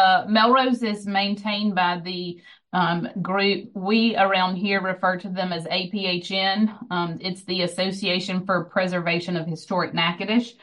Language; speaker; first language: English; native; English